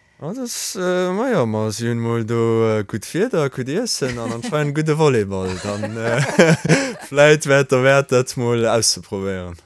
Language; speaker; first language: Luxembourgish; early bilingual, other home language; Polish